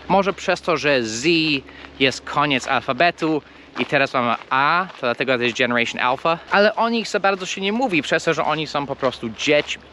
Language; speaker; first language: Polish; non-native, fluent; English